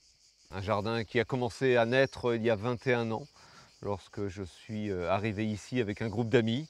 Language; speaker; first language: French; native; French